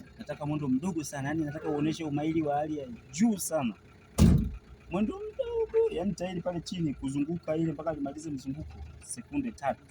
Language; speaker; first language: Swahili; native; Swahili